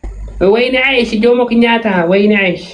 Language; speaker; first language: Arabic; non-native, learner; Oromo